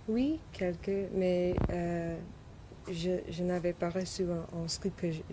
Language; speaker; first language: French; non-native, learner; English